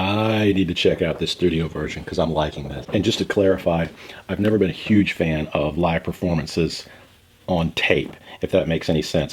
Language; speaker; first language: English; native; English